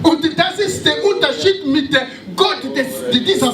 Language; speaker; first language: German; non-native, learner; French